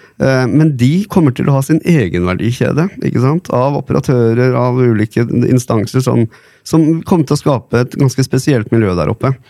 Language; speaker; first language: Norwegian; native; Norwegian